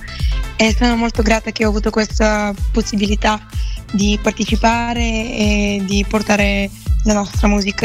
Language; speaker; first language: Italian; non-native, fluent; Bulgarian